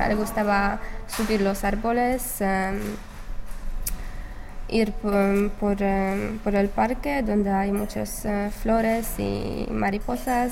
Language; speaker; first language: Spanish; non-native, learner; English